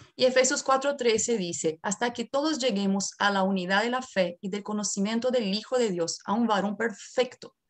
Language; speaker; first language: Spanish; non-native, fluent; Portuguese